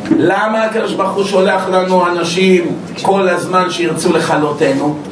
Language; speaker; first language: Hebrew; native; Hebrew